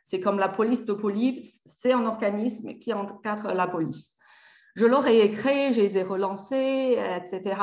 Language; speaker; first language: French; native; French